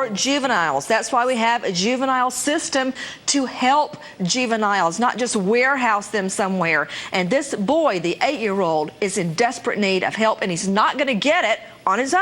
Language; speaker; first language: English; native; English